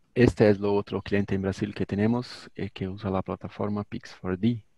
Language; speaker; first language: Spanish; non-native, learner; Portuguese